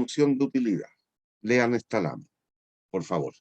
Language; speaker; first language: Spanish; native; Spanish